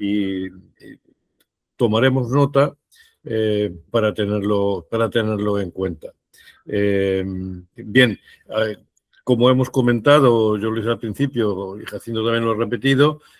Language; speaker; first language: Spanish; native; Spanish